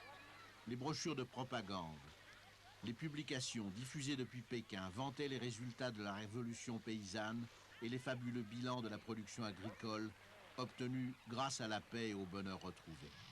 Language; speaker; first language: French; native; French